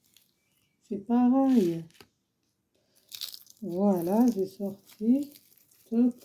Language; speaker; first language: French; non-native, learner; Arabic